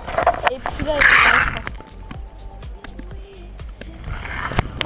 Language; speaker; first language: French; native; French